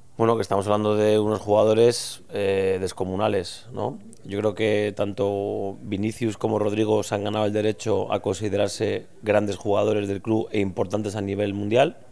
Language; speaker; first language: Spanish; native; Spanish